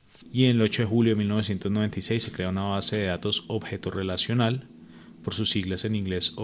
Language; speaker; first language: Spanish; native; Spanish